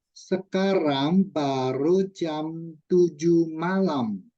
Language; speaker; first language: Indonesian; non-native, fluent; Chinese